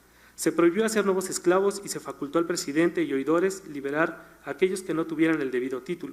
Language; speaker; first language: Spanish; native; Spanish